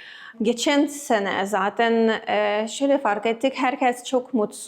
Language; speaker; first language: Turkish; non-native, learner; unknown